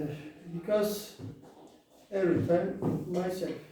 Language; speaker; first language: English; non-native, learner; Turkish